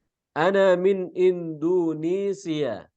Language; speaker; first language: Arabic; non-native, fluent; Indonesian